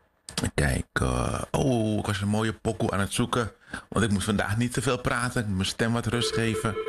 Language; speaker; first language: Dutch; native; Dutch